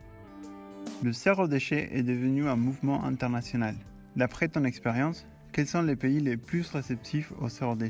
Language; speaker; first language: French; non-native, fluent; Spanish